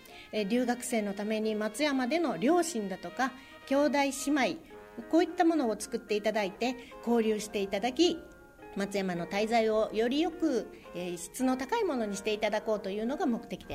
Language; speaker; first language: Japanese; native; Japanese